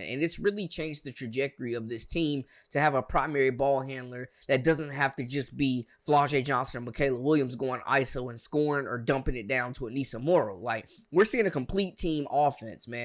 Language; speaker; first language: English; native; English